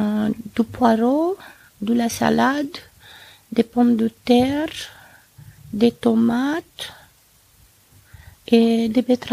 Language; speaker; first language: French; non-native, fluent; Romanian